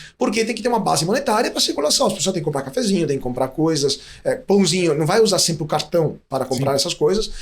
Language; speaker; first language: Portuguese; non-native, fluent; Italian